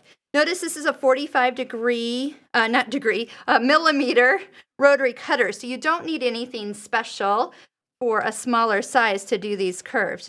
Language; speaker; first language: English; native; English